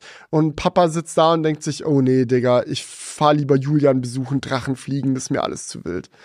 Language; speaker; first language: German; native; German